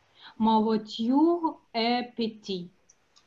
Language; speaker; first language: French; non-native, learner; Russian